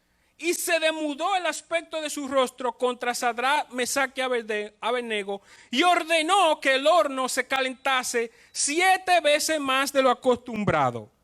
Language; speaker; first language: Spanish; native; Spanish